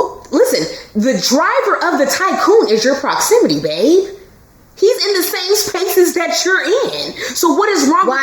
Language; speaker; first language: English; native; English